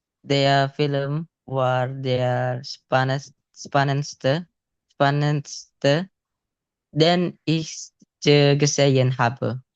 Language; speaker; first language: German; non-native, learner; Indonesian